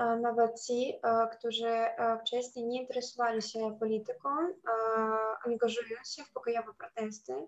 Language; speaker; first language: Polish; non-native, fluent; Russian